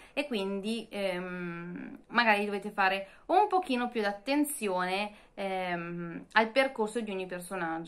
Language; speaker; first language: Italian; native; Italian